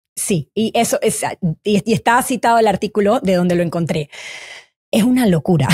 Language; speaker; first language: Spanish; native; Spanish